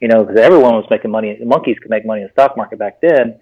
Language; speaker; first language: English; native; English